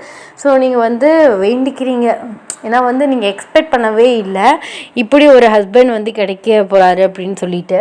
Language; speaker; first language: Tamil; native; Tamil